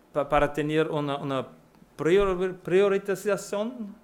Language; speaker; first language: Spanish; non-native, fluent; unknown